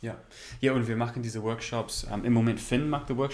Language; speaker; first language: German; non-native, learner; English